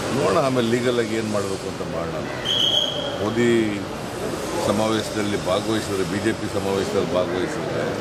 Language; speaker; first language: Kannada; native; Kannada